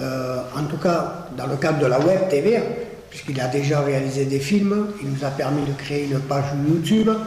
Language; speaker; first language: French; native; French